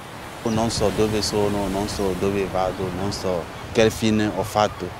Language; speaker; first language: Italian; non-native, learner; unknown